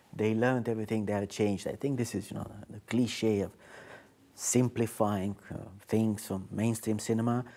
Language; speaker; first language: English; non-native, fluent; Romanian